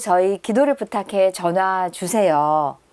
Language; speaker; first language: Korean; native; Korean